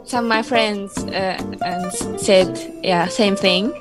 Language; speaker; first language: English; non-native, learner; Japanese